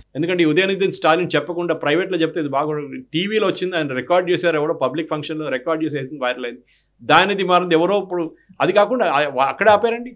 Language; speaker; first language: Telugu; non-native, fluent; Malayalam